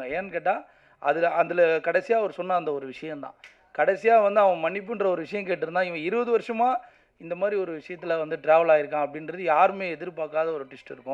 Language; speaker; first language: Tamil; native; Tamil